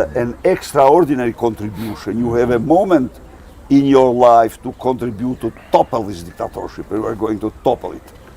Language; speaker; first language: English; non-native, learner; Albanian